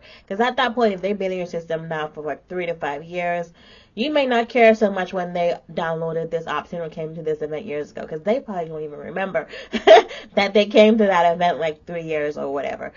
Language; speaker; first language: English; native; English